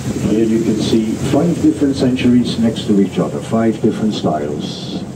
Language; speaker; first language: English; non-native, fluent; Dutch